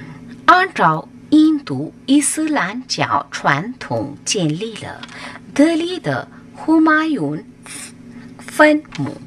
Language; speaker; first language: Chinese; non-native, fluent; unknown